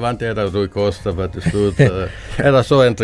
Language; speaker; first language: Italian; non-native, learner; Swedish